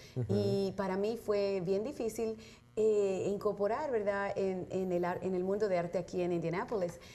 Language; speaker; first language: Spanish; early bilingual, heritage; Spanish